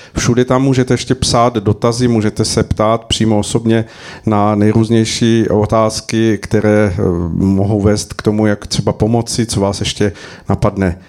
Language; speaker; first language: Czech; native; Czech